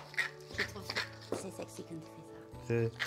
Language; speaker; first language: French; non-native, learner; English